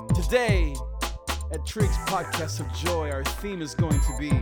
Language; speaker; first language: English; early bilingual, other home language; Spanish